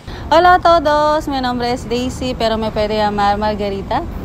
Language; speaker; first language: Spanish; non-native, learner; Filipino